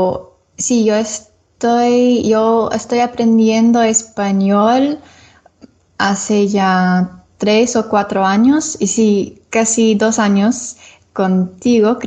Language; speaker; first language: Spanish; non-native, learner; English